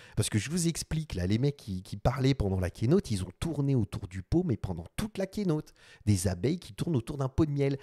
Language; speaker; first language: French; native; French